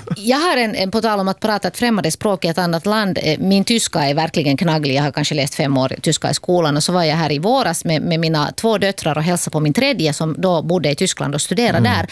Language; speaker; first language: Swedish; native; Swedish